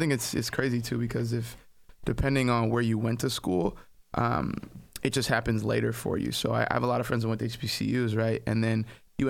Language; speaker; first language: English; native; English